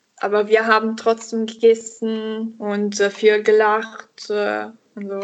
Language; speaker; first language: German; non-native, learner; Italian